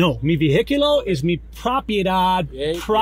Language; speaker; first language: Spanish; non-native, learner; English